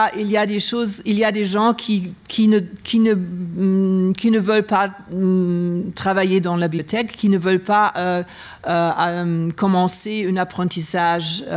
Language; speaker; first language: French; non-native, learner; German